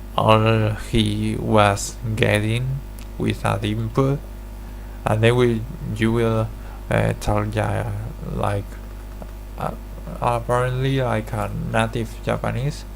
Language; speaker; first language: English; non-native, learner; Spanish